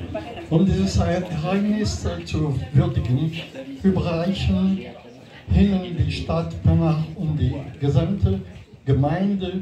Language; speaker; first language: German; non-native, learner; French